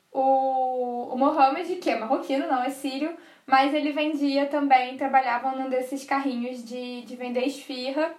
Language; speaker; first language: Portuguese; native; Portuguese